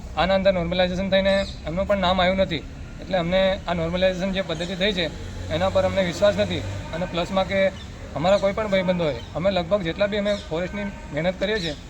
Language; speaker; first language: Gujarati; native; Gujarati